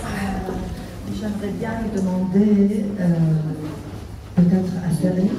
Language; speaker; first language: French; non-native, local second language; Arabic